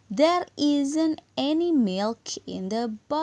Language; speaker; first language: English; non-native, fluent; Indonesian